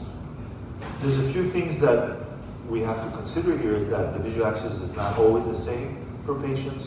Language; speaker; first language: English; non-native, fluent; Greek